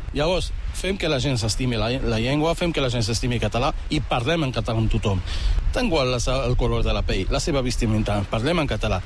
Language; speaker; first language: Catalan; early bilingual, other home language; Arabic